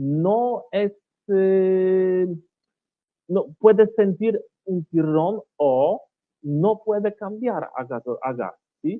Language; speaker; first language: Spanish; non-native, learner; Polish